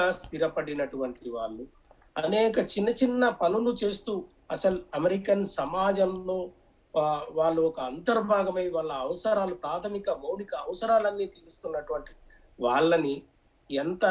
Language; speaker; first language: Telugu; native; Telugu